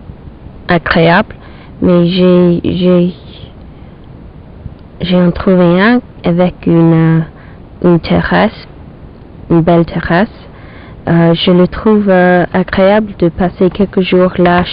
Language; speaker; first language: French; non-native, learner; English